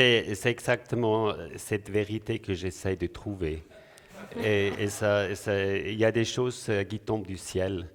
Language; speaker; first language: French; non-native, local second language; German